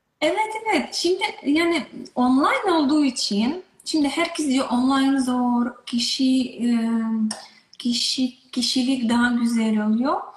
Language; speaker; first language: Turkish; non-native, learner; Russian